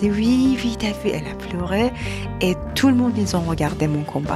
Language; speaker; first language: French; non-native, learner; Persian